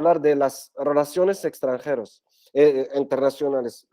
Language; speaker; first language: Spanish; non-native, fluent; Arabic